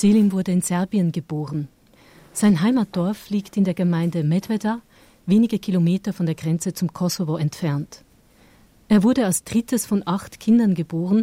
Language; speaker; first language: German; native; German